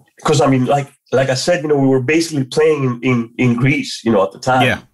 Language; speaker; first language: English; non-native, fluent; Greek